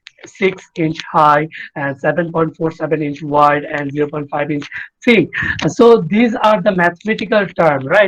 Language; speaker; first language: English; non-native, fluent; Bangla